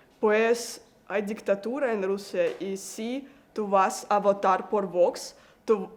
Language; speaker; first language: Spanish; non-native, learner; Russian